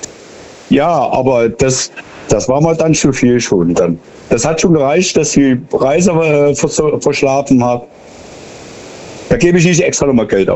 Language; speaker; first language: German; native; German